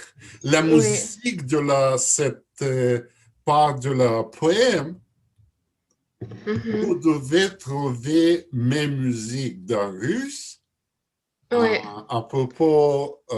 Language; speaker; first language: French; non-native, learner; Russian